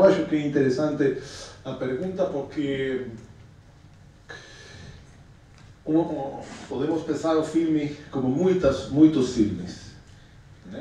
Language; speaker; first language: Portuguese; non-native, fluent; Spanish